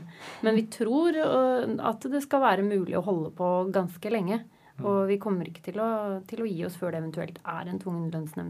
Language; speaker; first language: Norwegian; native; Norwegian